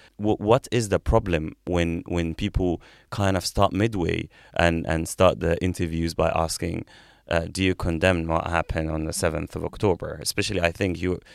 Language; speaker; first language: English; non-native, fluent; Arabic